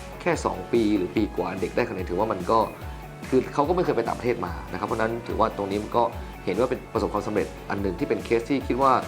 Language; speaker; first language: Thai; native; Thai